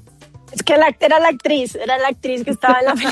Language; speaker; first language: Spanish; native; Spanish